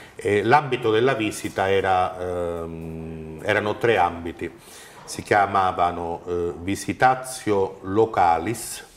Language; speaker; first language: Italian; native; Italian